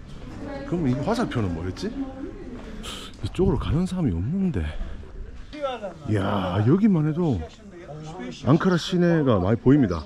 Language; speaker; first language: Korean; native; Korean